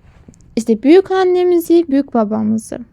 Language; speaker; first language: Turkish; non-native, local second language; Azerbaijani